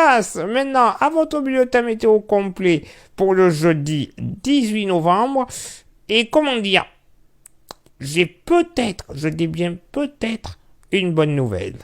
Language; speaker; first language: French; native; French